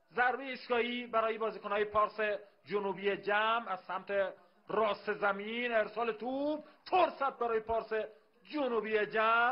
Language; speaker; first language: Persian; native; Persian